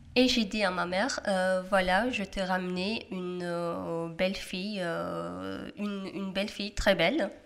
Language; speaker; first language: French; non-native, fluent; Kurdish